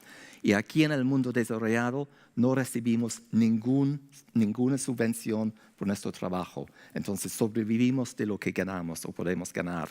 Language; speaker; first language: Spanish; non-native, fluent; English